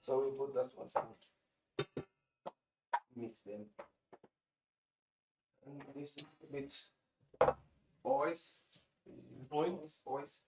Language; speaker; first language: English; non-native, learner; Thai